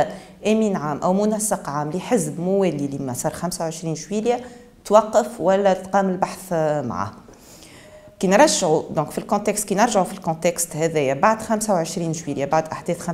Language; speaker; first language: Arabic; native; Arabic